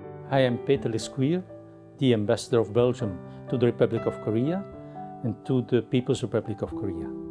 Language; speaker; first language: English; non-native, fluent; Dutch